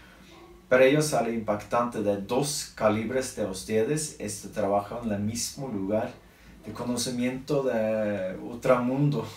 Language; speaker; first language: Spanish; non-native, learner; Norwegian